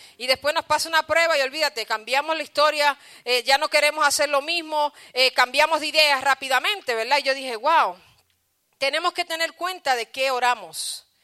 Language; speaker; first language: Spanish; early bilingual, heritage; Spanish